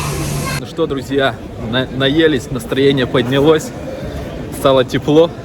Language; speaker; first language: Russian; native; Russian